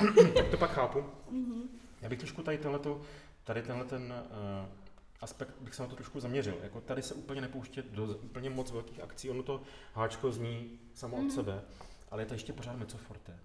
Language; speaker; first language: Czech; native; Czech